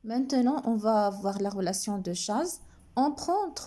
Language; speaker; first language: French; non-native, local second language; Arabic